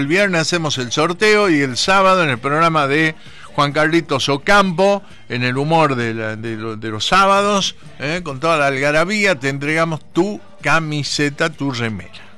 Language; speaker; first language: Spanish; native; Spanish